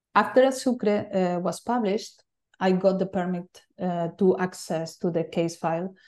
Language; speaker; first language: English; non-native, fluent; Galician